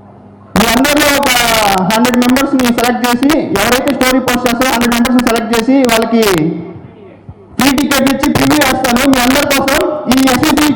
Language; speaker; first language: Telugu; native; Telugu